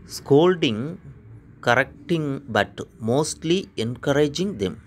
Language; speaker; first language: English; non-native, local second language; Tamil